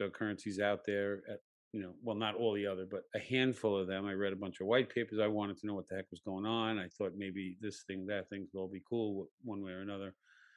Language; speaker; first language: English; native; English